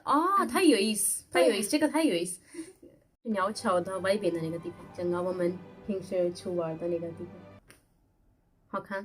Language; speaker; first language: Chinese; non-native, fluent; Urdu